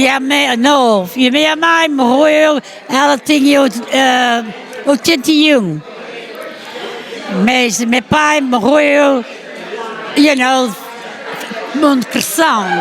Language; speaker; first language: Portuguese; early bilingual, heritage; Portuguese